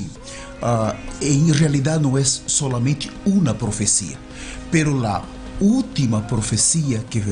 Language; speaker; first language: Spanish; non-native, learner; Portuguese